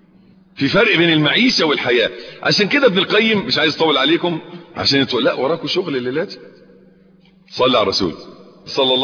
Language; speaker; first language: Arabic; native; Arabic